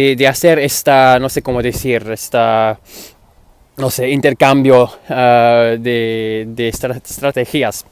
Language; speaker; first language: Spanish; non-native, fluent; English